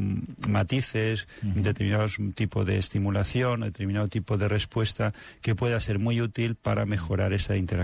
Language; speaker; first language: Spanish; native; Spanish